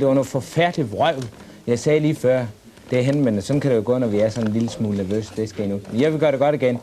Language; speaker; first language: Danish; native; Danish